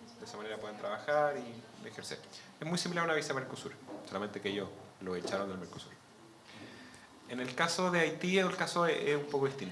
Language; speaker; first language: Spanish; native; Spanish